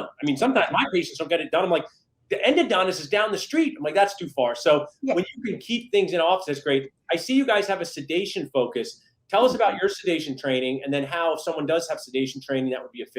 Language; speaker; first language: English; native; English